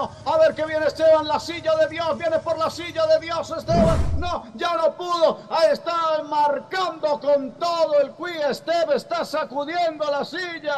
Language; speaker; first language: Spanish; native; Spanish